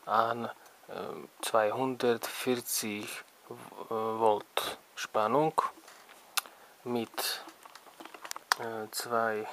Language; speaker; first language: German; non-native, learner; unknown